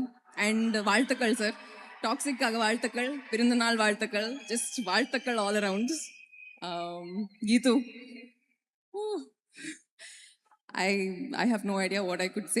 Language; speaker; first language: Tamil; non-native, learner; Kannada